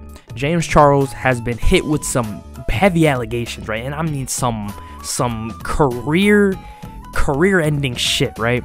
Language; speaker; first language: English; native; English